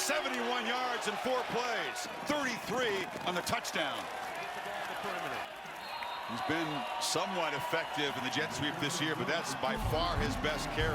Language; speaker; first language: English; native; English